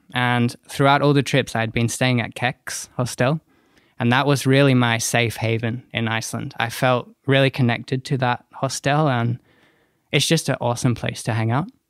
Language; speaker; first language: English; native; English